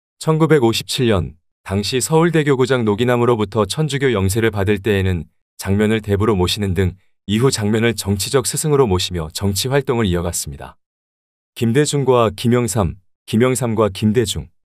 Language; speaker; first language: Korean; native; Korean